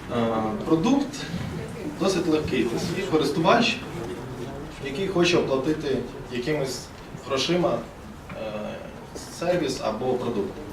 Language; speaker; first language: Ukrainian; non-native, local second language; Russian